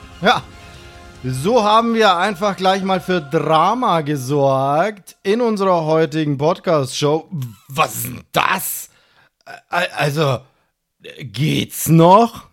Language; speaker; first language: German; native; German